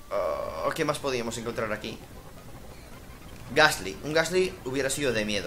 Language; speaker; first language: Spanish; native; Spanish